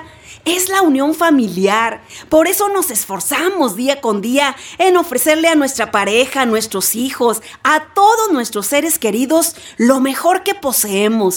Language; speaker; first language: Spanish; native; Spanish